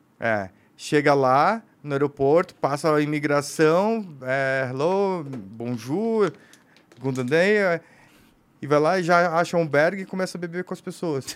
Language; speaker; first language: Portuguese; native; Portuguese